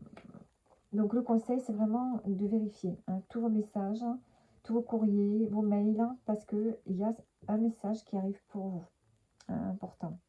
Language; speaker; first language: French; native; French